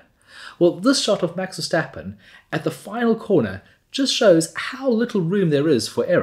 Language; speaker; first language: English; native; English